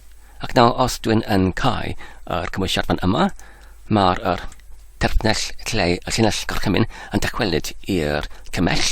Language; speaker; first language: Welsh; non-native, learner; English